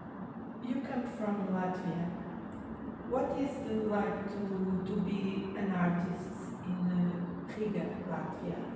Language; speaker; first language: English; non-native, learner; Portuguese